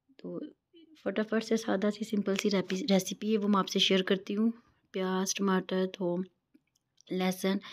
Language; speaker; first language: Urdu; non-native, local second language; Punjabi